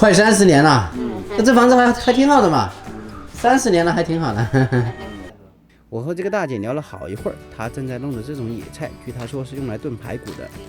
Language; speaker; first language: Chinese; native; Chinese